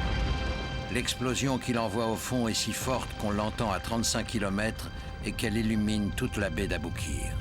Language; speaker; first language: French; native; French